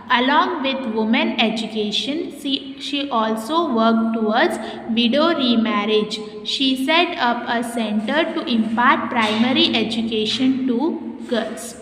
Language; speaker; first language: English; non-native, local second language; Hindi